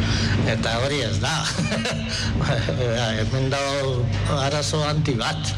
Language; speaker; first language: Basque; non-native, local second language; Spanish